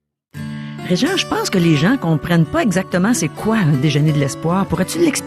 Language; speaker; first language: French; native; French